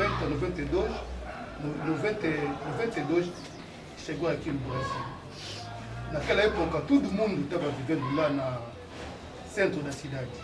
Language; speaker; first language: Portuguese; non-native, learner; Lingala